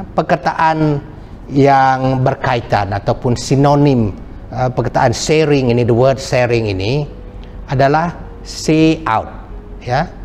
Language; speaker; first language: Malay; non-native, local second language; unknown